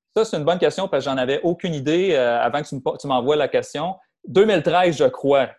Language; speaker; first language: French; native; French